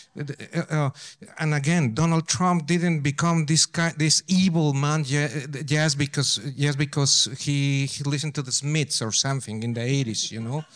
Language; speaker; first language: English; non-native, fluent; Spanish